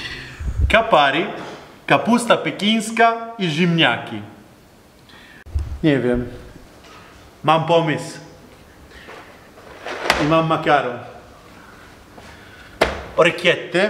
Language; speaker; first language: Polish; non-native, learner; Italian